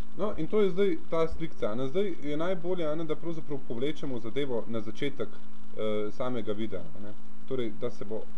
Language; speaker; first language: Slovenian; early bilingual, other home language; Bosnian